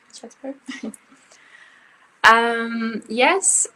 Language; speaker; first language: English; early bilingual, other home language; Ukrainian